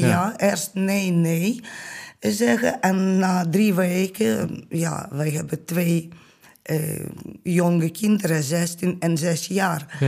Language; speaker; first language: Dutch; non-native, learner; Ukrainian